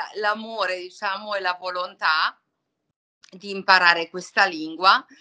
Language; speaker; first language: Italian; non-native, fluent; Serbian